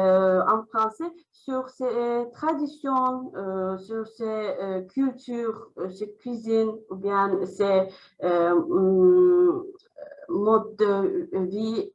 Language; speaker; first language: French; non-native, learner; Azerbaijani